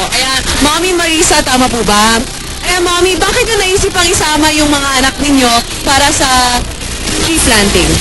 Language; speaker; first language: Filipino; non-native, fluent; Korean